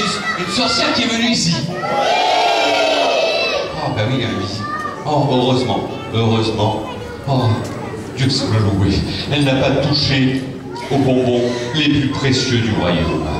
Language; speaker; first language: French; native; French